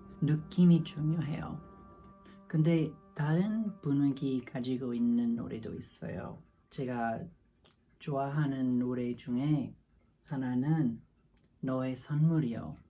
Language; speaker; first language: Korean; non-native, learner; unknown